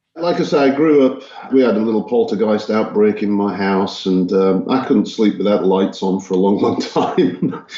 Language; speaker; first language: English; native; English